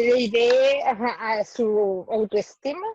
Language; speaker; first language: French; non-native, learner; Spanish